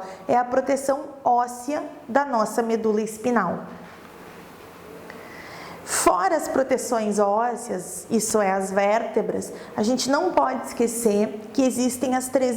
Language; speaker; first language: Portuguese; native; Portuguese